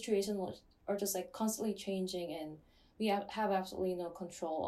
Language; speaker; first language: English; non-native, fluent; Korean